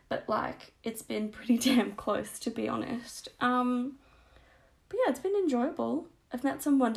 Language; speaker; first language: English; native; English